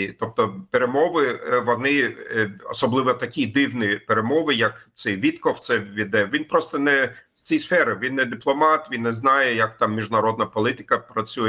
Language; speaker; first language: Ukrainian; non-native, fluent; German